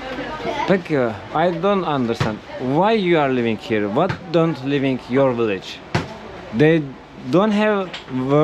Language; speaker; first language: English; non-native, learner; Turkish